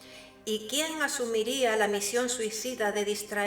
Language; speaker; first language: Spanish; native; Spanish